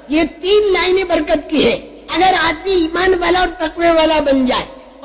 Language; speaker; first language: Urdu; native; Urdu